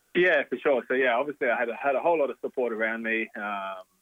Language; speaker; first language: English; native; English